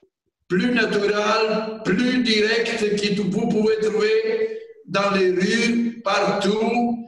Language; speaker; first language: French; non-native, fluent; Italian